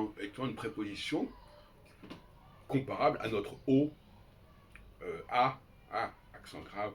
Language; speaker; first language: French; native; French